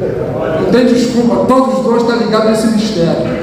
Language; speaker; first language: Portuguese; native; Portuguese